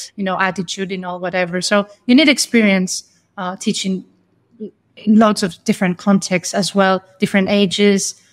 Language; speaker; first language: English; non-native, fluent; Greek